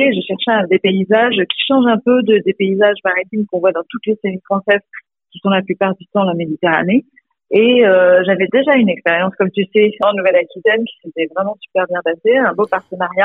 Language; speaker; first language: French; native; French